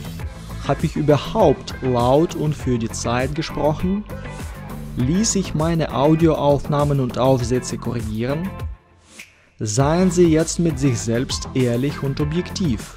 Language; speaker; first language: German; non-native, fluent; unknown